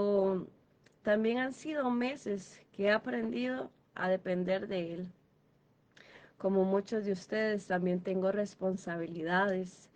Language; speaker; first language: Spanish; native; Spanish